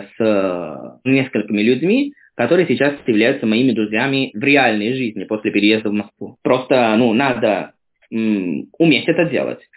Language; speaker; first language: Russian; non-native, fluent; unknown